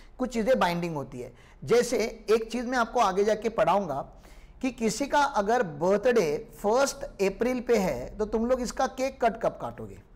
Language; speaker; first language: Hindi; non-native, local second language; Marathi